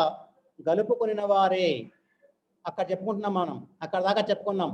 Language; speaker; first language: Telugu; native; Telugu